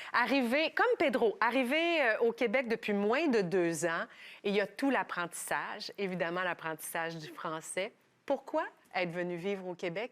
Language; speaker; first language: French; native; French